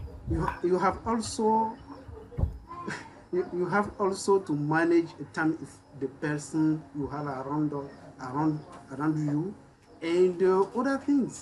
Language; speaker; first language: English; non-native, learner; French